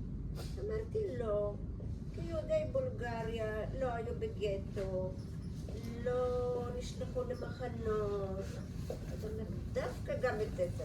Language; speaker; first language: Hebrew; early bilingual, other home language; Bulgarian